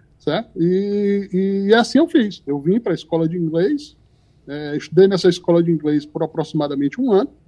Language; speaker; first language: Portuguese; native; Portuguese